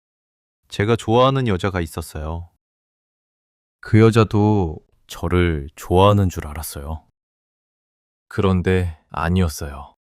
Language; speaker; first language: Korean; early bilingual, heritage; English